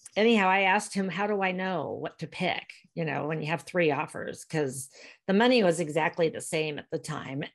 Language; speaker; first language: English; native; English